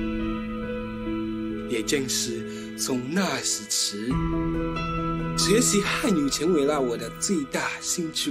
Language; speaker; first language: Chinese; non-native, fluent; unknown